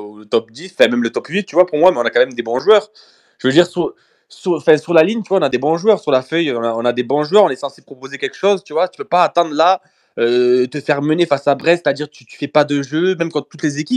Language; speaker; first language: French; native; French